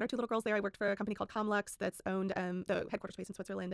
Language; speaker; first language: English; native; English